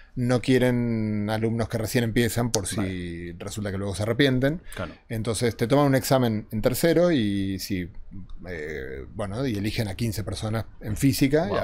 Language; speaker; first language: Spanish; native; Spanish